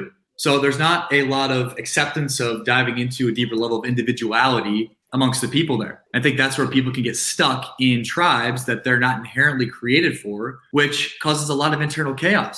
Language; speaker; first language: English; native; English